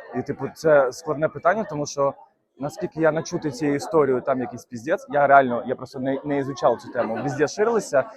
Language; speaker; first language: Ukrainian; non-native, local second language; Russian